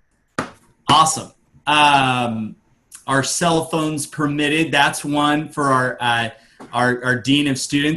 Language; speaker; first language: English; native; English